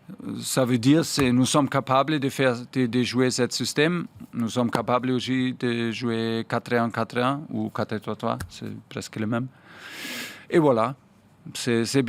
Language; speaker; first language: French; non-native, fluent; German